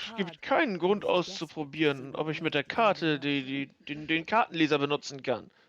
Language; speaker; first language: German; native; German